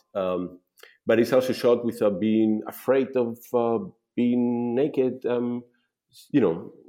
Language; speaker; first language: English; non-native, fluent; Spanish